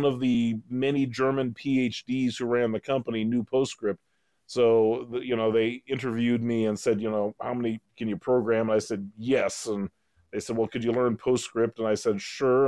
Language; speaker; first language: English; native; English